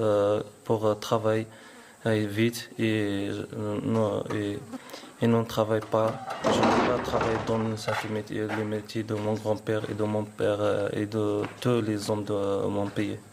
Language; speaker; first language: French; non-native, learner; Arabic